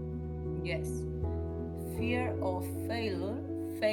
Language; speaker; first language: English; non-native, learner; Spanish